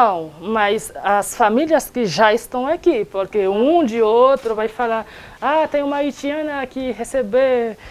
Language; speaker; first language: Portuguese; non-native, learner; Haitian Creole